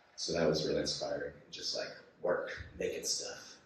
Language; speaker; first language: English; native; English